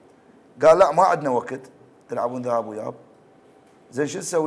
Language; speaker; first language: Arabic; native; Arabic